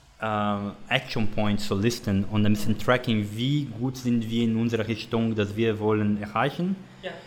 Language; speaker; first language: German; non-native, learner; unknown